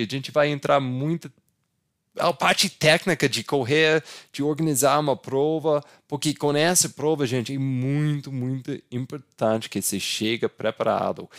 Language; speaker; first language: Portuguese; non-native, fluent; English